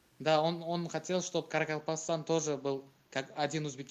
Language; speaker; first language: Russian; non-native, fluent; Uzbek